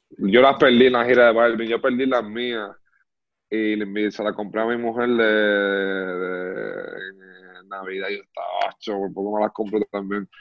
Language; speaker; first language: Spanish; early bilingual, heritage; Spanish